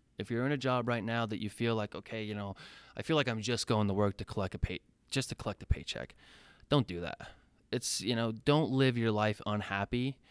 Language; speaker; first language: English; native; English